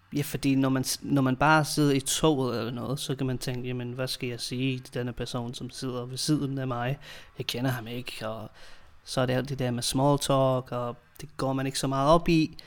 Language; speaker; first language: Danish; non-native, fluent; English